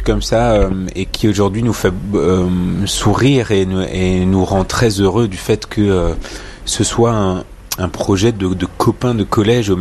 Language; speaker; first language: French; native; French